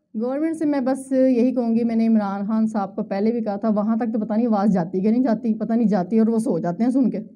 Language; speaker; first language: Urdu; native; Urdu